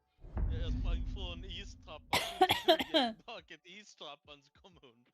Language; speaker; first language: Swedish; native; Swedish